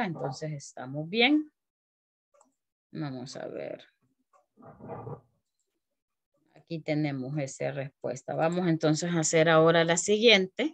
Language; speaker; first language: Spanish; native; Spanish